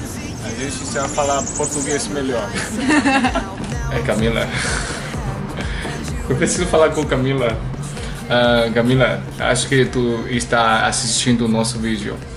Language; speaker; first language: Portuguese; non-native, learner; Chinese